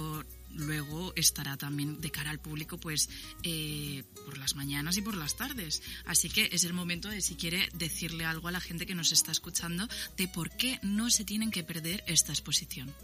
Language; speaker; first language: Spanish; native; Spanish